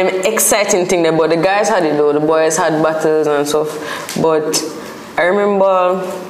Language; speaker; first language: English; non-native, local second language; Jamaican Creole English